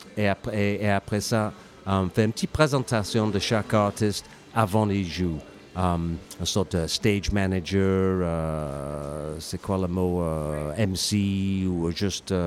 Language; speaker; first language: French; non-native, fluent; English